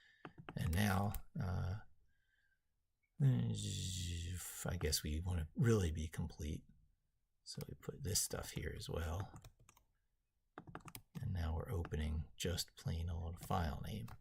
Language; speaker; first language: English; native; English